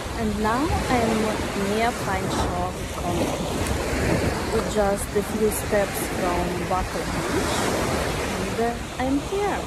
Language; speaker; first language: English; non-native, learner; Russian